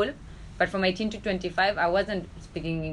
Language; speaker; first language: English; non-native, fluent; Spanish